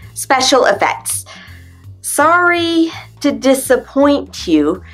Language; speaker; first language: English; native; English